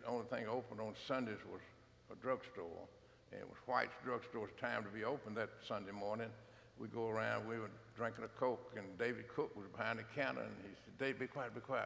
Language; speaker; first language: English; native; English